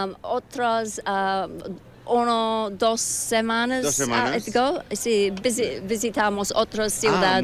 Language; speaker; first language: Spanish; non-native, learner; English